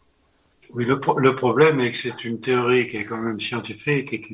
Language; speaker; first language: French; native; French